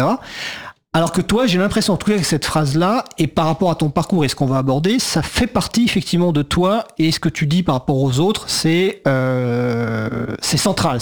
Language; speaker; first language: French; native; French